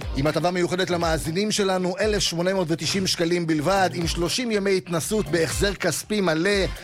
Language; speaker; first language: Hebrew; native; Hebrew